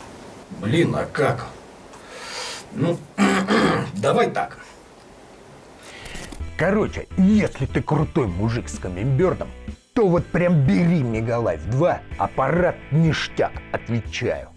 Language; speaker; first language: Russian; native; Russian